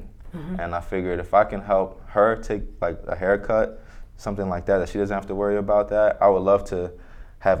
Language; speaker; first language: English; native; English